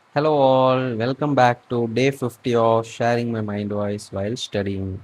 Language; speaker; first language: English; non-native, local second language; Tamil